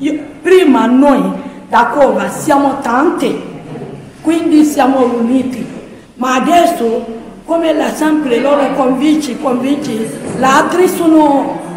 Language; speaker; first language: Italian; non-native, learner; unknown